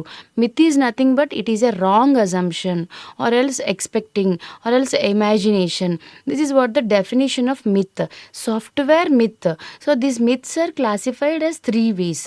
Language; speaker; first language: English; non-native, local second language; Telugu